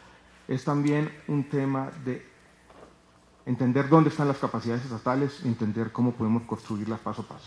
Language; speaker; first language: Spanish; native; Spanish